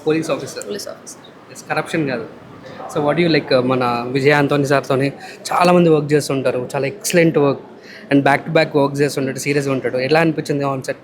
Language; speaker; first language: Telugu; native; Telugu